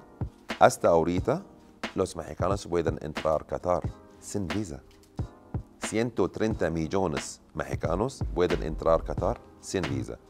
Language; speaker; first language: Spanish; non-native, learner; Arabic